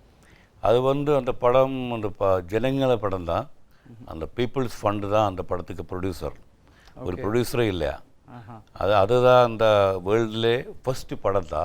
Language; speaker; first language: Tamil; non-native, learner; Malayalam